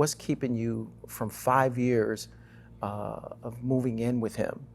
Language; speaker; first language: English; native; English